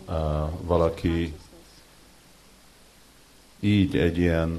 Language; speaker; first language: Hungarian; early bilingual, heritage; Hungarian